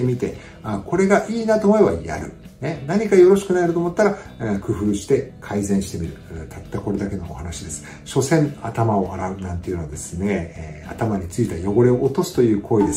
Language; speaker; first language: Japanese; native; Japanese